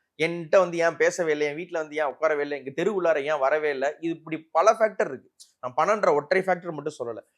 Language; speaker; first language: Tamil; native; Tamil